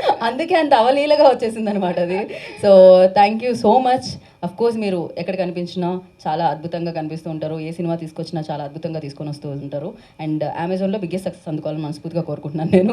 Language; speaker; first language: Telugu; native; Telugu